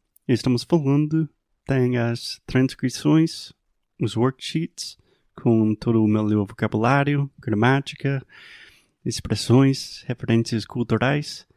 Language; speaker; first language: Portuguese; non-native, fluent; English